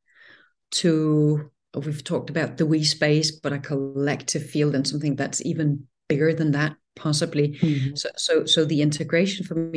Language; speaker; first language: English; non-native, fluent; Danish